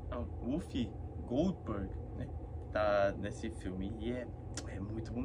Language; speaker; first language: Portuguese; non-native, fluent; Korean